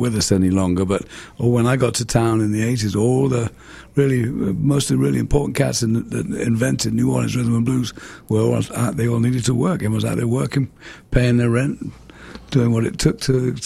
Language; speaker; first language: English; native; English